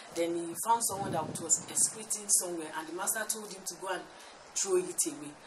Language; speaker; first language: English; non-native, local second language; Yoruba